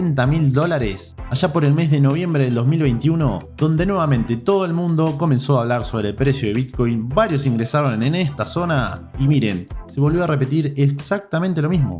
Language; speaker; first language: Spanish; native; Spanish